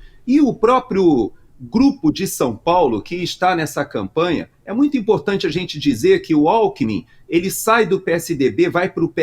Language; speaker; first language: Portuguese; native; Portuguese